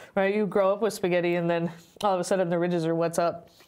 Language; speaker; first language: English; native; English